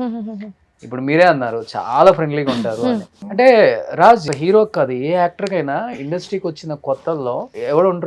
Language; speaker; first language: Telugu; native; Telugu